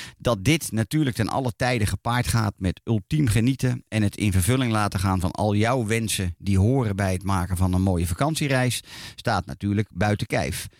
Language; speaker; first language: Dutch; native; Dutch